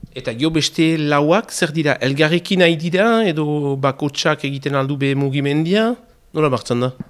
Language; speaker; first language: Basque; native; Basque